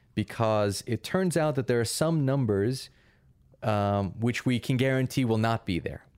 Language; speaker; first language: English; early bilingual, other home language; Russian